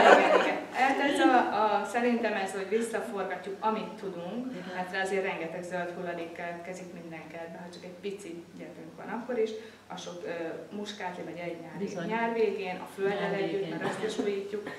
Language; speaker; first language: Hungarian; native; Hungarian